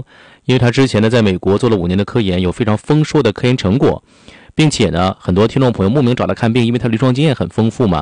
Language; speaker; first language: Chinese; native; Chinese